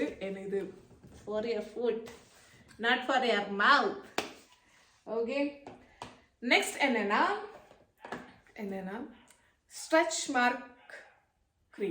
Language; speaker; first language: Tamil; non-native, local second language; Malayalam